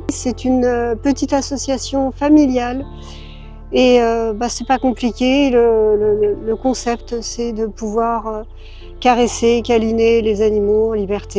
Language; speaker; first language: French; native; French